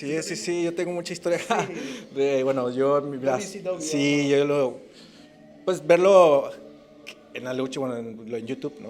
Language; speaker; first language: Spanish; native; Spanish